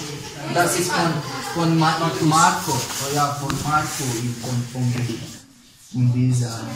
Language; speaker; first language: German; non-native, learner; Croatian